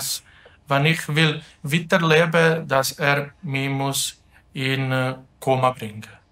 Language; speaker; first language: German; non-native, learner; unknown